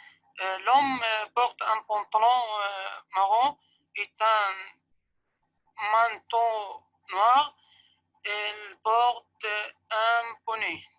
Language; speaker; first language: French; non-native, learner; Arabic